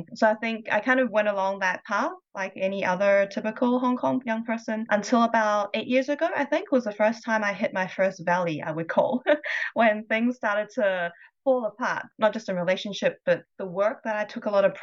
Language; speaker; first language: English; non-native, local second language; Cantonese